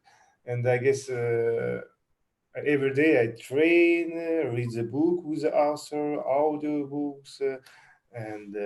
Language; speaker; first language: English; non-native, learner; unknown